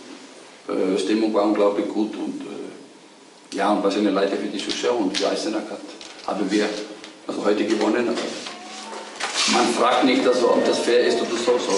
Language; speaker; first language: German; non-native, fluent; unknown